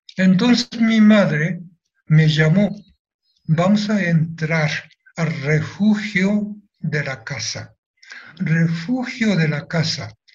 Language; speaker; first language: Spanish; non-native, fluent; Japanese